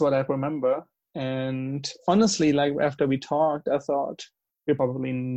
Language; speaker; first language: English; non-native, fluent; German